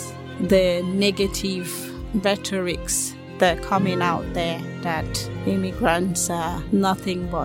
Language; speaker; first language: English; non-native, local second language; Krio